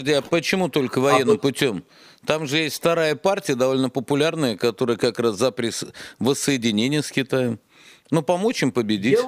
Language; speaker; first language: Russian; native; Russian